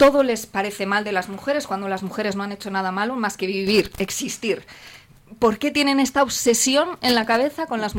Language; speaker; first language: Spanish; native; Spanish